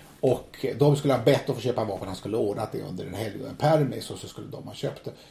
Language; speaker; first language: Swedish; native; Swedish